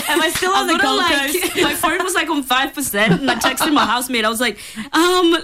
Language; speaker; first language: English; early bilingual, other home language; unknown